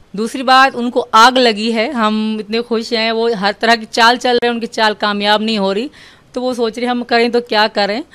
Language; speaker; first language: Urdu; non-native, local second language; Sindhi